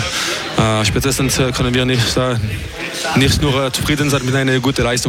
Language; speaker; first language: German; non-native, fluent; French